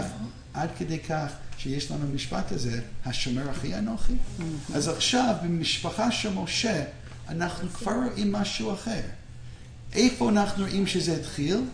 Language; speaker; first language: Hebrew; non-native, fluent; English